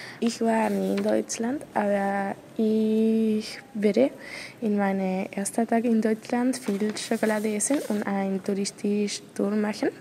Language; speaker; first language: German; non-native, learner; Spanish